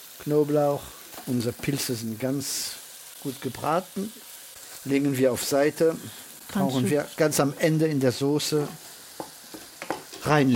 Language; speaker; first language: German; non-native, fluent; French